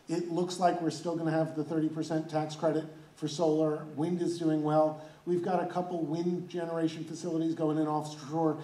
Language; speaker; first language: English; native; English